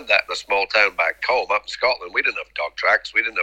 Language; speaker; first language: English; native; English